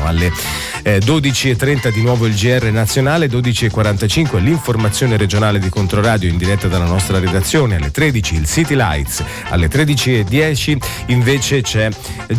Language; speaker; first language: Italian; native; Italian